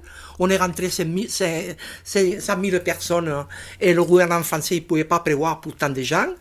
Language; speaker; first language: French; non-native, fluent; Catalan